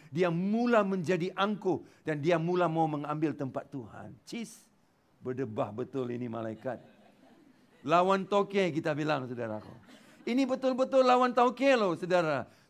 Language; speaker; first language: Malay; non-native, local second language; Tamil